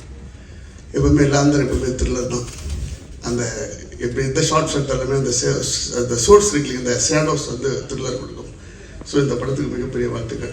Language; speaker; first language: Tamil; native; Tamil